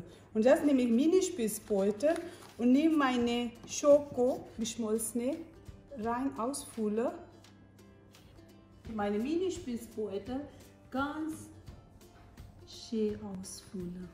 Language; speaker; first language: German; non-native, learner; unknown